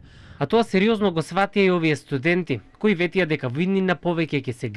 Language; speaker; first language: Macedonian; native; Macedonian